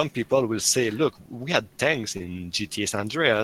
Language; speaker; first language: English; non-native, fluent; French